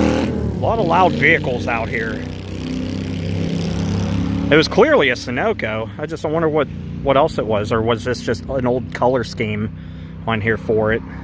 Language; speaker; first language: English; native; English